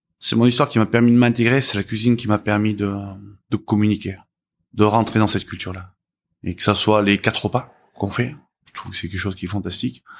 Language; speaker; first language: French; early bilingual, other home language; Korean